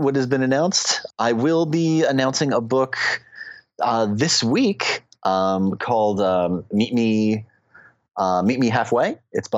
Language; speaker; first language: English; native; English